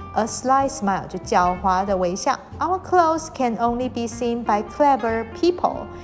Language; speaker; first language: English; non-native, fluent; Chinese